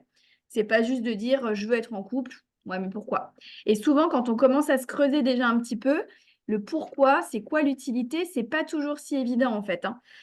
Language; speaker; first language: French; native; French